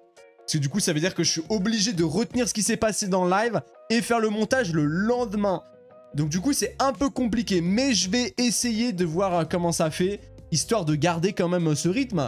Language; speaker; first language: French; native; French